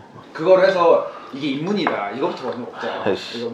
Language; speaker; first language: Korean; native; Korean